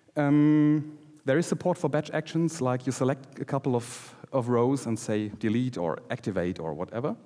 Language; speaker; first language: English; non-native, fluent; German